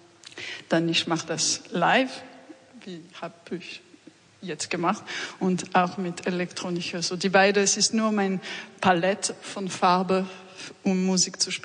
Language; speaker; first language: German; non-native, fluent; French